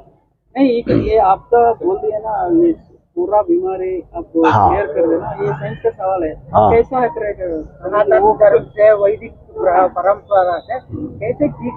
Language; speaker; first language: Hindi; non-native, local second language; Kannada